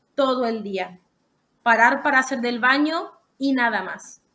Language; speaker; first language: Spanish; native; Spanish